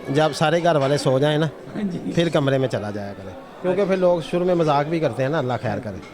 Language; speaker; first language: Urdu; non-native, local second language; Punjabi